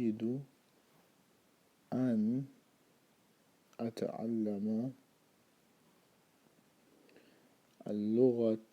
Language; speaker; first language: Arabic; non-native, fluent; English